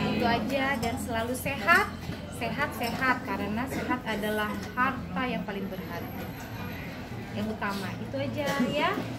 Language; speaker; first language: Indonesian; native; Indonesian